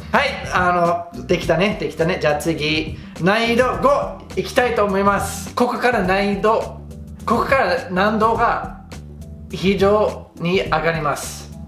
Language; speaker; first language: Japanese; non-native, fluent; English